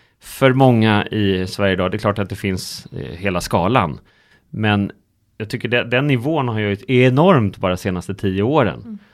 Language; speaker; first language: Swedish; native; Swedish